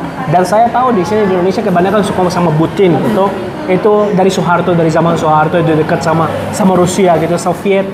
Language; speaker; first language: Indonesian; non-native, fluent; Arabic